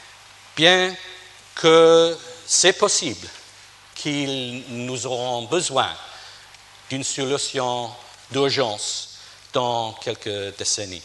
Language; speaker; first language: French; non-native, fluent; English